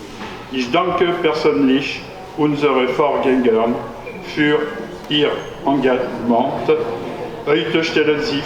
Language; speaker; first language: German; non-native, learner; French